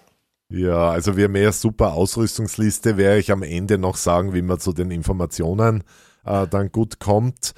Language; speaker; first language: German; native; German